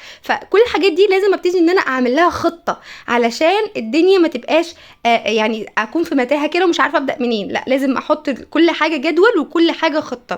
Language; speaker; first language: Arabic; native; Arabic